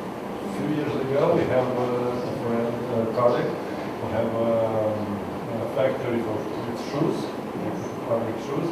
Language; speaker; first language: English; non-native, learner; Romanian